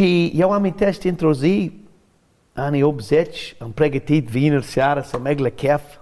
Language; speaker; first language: Romanian; non-native, fluent; English